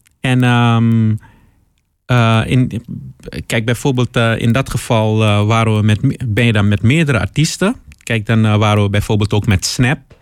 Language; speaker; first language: Dutch; early bilingual, other home language; Papiamento